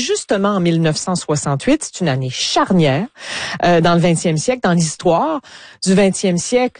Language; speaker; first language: French; native; French